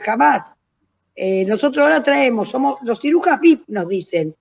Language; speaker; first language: Spanish; native; Spanish